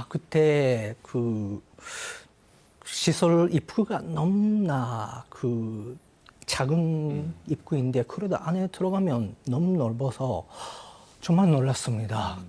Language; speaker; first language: Korean; non-native, fluent; Japanese